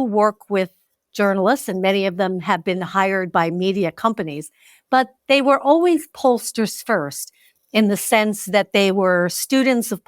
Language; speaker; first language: English; native; English